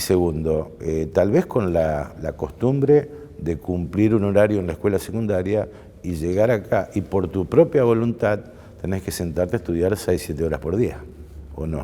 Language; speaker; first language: Spanish; native; Spanish